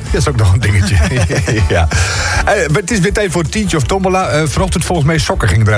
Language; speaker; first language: Dutch; native; Dutch